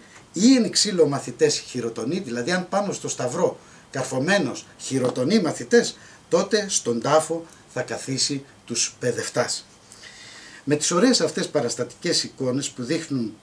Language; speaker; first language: Greek; native; Greek